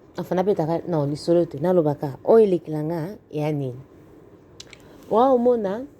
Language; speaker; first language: Lingala; native; Lingala